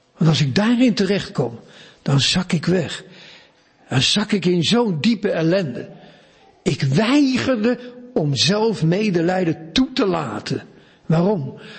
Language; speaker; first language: Dutch; native; Dutch